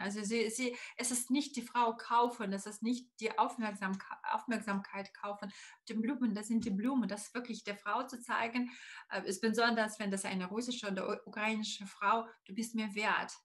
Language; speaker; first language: German; non-native, fluent; Russian